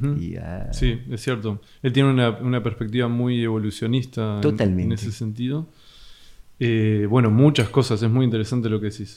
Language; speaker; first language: Spanish; native; Spanish